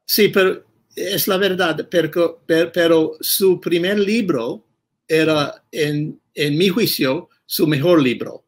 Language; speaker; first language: Spanish; non-native, fluent; English